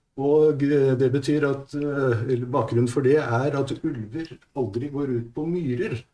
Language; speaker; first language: Norwegian; native; Norwegian